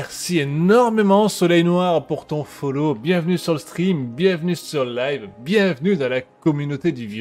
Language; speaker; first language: French; native; French